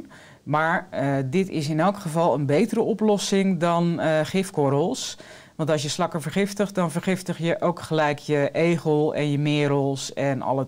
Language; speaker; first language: Dutch; native; Dutch